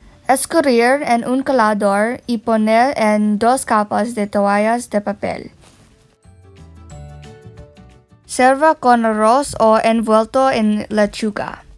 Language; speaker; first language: Spanish; non-native, learner; English